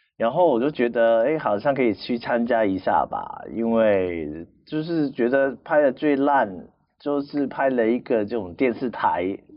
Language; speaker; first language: Chinese; non-native, local second language; Cantonese